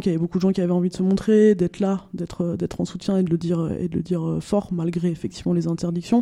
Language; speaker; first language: French; native; French